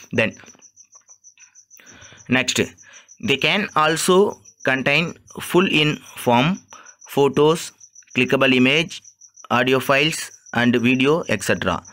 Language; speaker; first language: English; non-native, local second language; Tamil